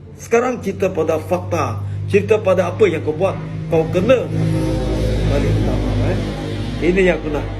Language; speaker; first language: Malay; native; Malay